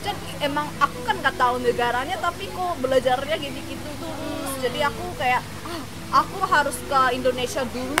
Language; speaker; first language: Indonesian; non-native, fluent; Korean